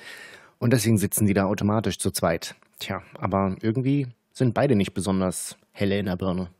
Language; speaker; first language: German; native; German